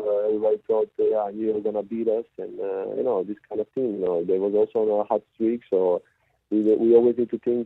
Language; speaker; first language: English; non-native, fluent; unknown